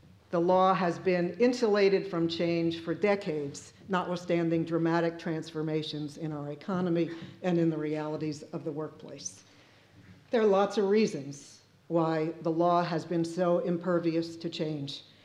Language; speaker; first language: English; native; English